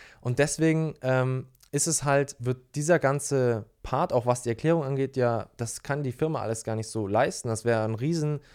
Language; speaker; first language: German; native; German